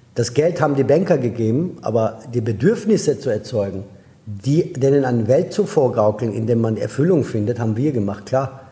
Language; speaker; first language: German; non-native, fluent; Persian